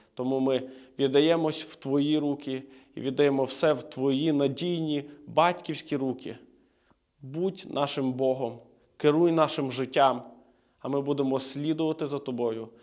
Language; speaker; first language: Ukrainian; native; Ukrainian